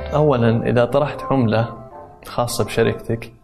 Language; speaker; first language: Arabic; native; Arabic